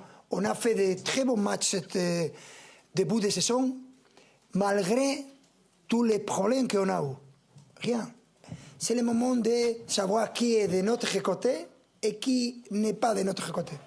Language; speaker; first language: French; non-native, fluent; Spanish